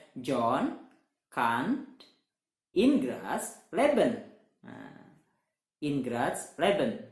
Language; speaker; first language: German; non-native, learner; Indonesian